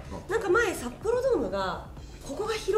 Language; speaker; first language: Japanese; native; Japanese